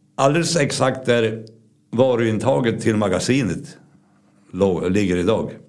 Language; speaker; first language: Swedish; native; Swedish